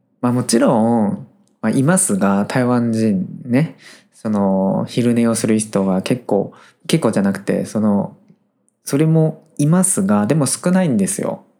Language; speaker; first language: Japanese; native; Japanese